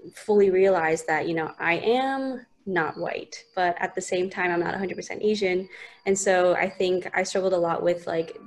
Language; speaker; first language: English; native; English